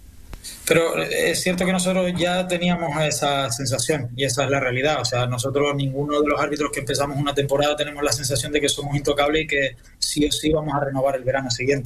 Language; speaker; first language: Spanish; native; Spanish